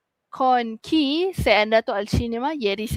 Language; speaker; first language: Italian; non-native, fluent; Malay